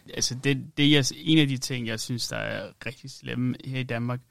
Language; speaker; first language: Danish; early bilingual, other home language; Amharic